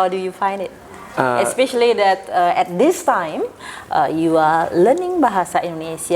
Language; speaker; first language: English; non-native, fluent; Indonesian